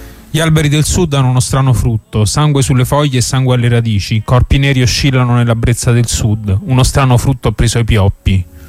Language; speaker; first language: Italian; native; Italian